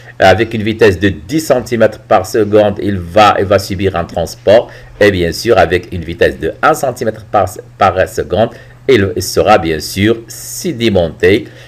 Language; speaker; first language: French; non-native, local second language; Arabic